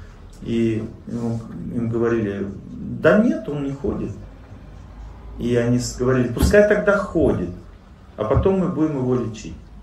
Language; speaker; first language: Russian; native; Russian